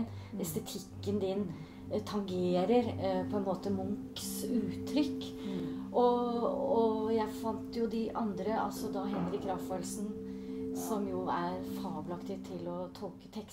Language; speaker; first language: Norwegian; native; Norwegian